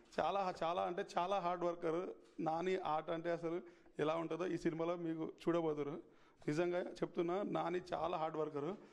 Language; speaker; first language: Telugu; native; Telugu